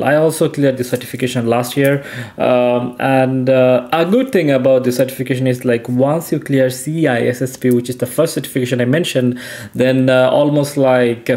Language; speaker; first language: English; non-native, local second language; Bangla